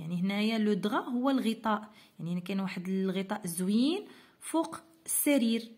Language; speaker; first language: Arabic; native; Arabic